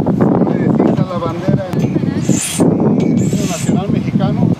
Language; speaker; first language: Spanish; native; Spanish